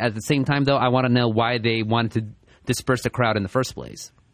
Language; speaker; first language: English; early bilingual, other home language; Spanish